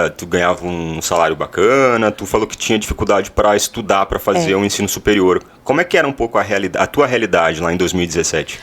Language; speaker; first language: Portuguese; native; Portuguese